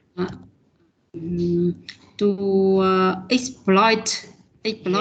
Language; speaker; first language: English; non-native, learner; Vietnamese